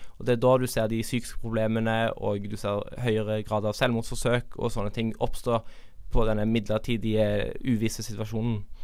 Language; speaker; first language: Norwegian; native; Norwegian